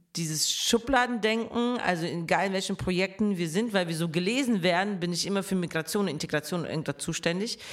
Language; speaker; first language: German; non-native, fluent; Russian